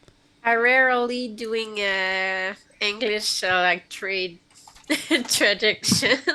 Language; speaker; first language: English; non-native, learner; French